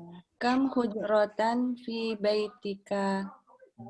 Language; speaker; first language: Arabic; non-native, learner; Indonesian